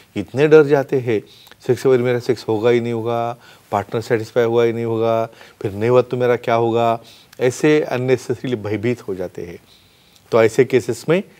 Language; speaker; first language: Hindi; non-native, local second language; Marathi